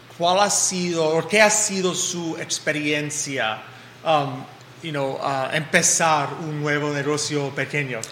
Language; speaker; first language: Spanish; non-native, fluent; English